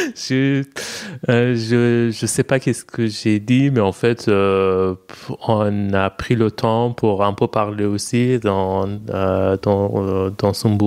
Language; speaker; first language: French; non-native, fluent; Persian